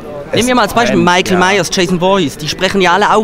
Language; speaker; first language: German; native; German